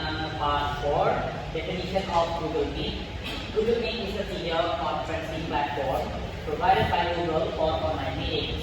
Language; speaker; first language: English; non-native, learner; Indonesian